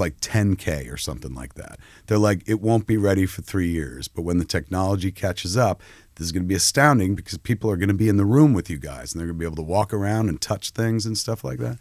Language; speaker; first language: English; native; English